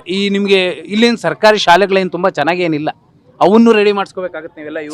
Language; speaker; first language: Kannada; native; Kannada